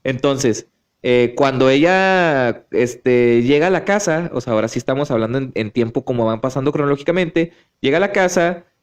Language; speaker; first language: Spanish; native; Spanish